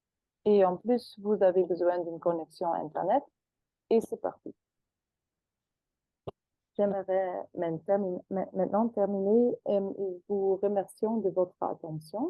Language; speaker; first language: French; non-native, fluent; German